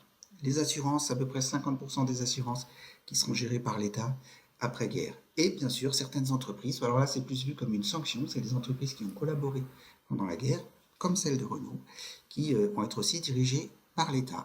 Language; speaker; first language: French; native; French